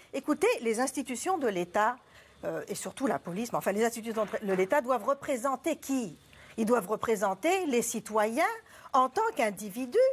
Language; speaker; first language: French; non-native, local second language; Arabic